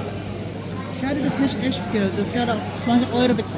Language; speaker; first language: German; non-native, learner; Filipino